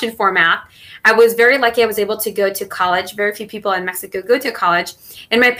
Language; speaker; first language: English; non-native, fluent; Spanish